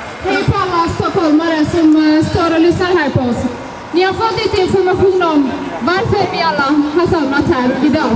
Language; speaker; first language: Swedish; non-native, fluent; Azerbaijani